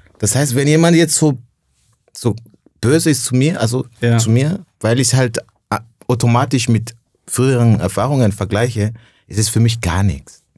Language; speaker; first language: German; non-native, fluent; Rundi